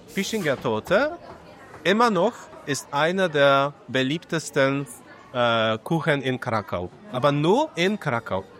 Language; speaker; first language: German; non-native, fluent; Polish